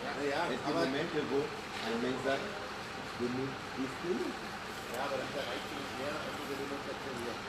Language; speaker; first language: German; non-native, fluent; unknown